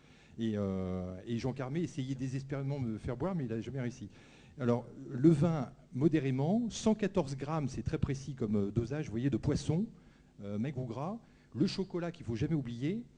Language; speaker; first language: French; native; French